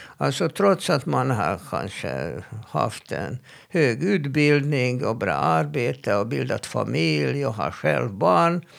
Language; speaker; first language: Swedish; non-native, fluent; Hebrew